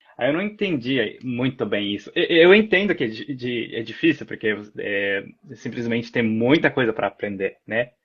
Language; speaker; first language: Portuguese; non-native, fluent; Japanese